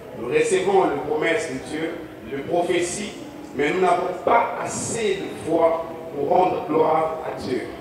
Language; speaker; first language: French; non-native, local second language; Lingala